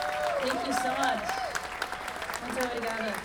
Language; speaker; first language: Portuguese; early bilingual, heritage; Spanish